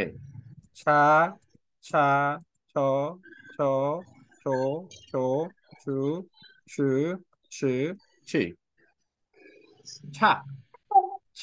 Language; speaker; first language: Vietnamese; non-native, learner; Korean